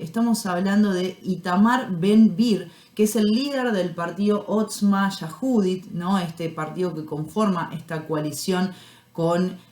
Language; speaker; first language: Spanish; native; Spanish